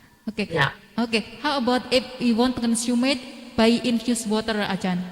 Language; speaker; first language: English; non-native, learner; Indonesian